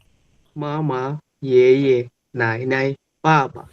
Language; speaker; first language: Chinese; non-native, learner; Bangla